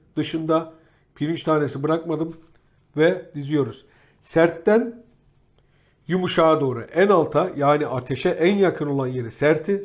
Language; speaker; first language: Turkish; native; Turkish